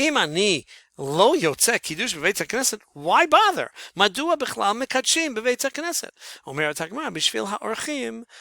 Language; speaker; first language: Hebrew; non-native, fluent; English